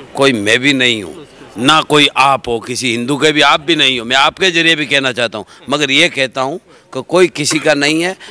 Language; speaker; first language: Hindi; native; Hindi